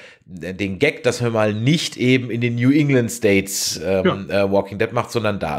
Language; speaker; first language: German; native; German